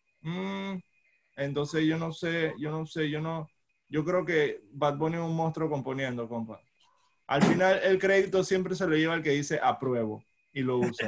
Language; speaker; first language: Spanish; native; Spanish